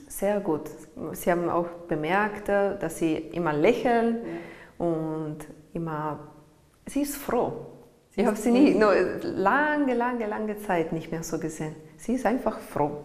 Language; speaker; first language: German; non-native, learner; Italian